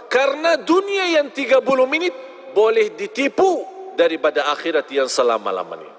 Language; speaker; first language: Indonesian; non-native, fluent; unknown